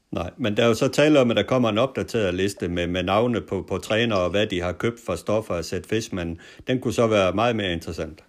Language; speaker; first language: Danish; native; Danish